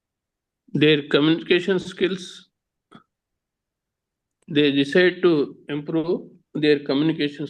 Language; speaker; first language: English; non-native, learner; Telugu